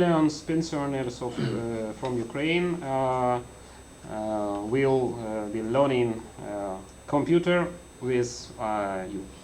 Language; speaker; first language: English; non-native, learner; Russian